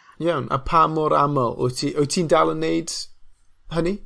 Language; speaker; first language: Welsh; non-native, local second language; English